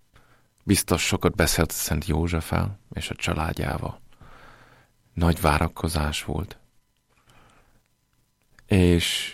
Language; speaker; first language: Hungarian; non-native, fluent; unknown